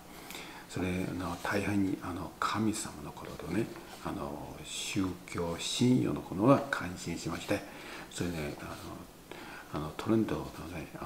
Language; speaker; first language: Japanese; non-native, learner; Chinese